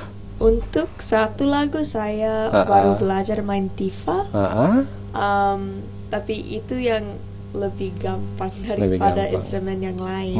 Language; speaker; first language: Indonesian; non-native, learner; English